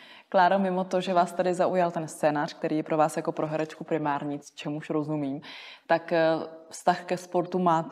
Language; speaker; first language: Czech; native; Czech